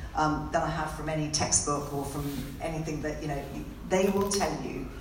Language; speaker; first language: English; native; English